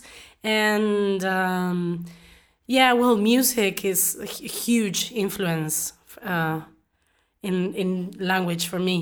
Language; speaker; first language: English; non-native, fluent; Spanish